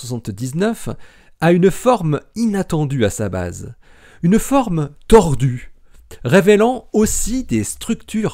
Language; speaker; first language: French; native; French